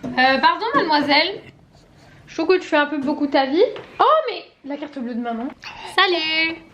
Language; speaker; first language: French; early bilingual, other home language; Portuguese